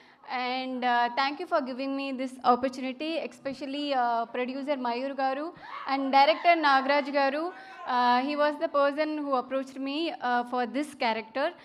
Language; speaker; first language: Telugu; non-native, learner; Tamil